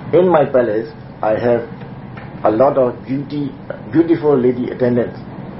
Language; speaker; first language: English; non-native, fluent; Burmese